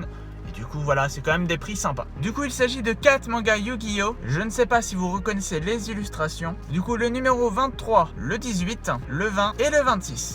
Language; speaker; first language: French; native; French